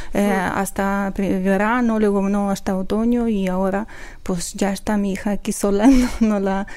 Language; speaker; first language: Spanish; non-native, fluent; Ukrainian